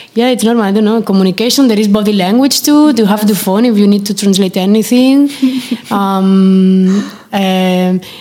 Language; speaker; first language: English; non-native, fluent; Spanish